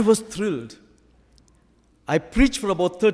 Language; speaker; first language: English; non-native, local second language; Sinhala